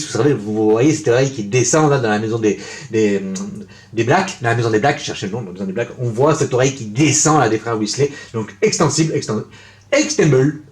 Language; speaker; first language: French; native; French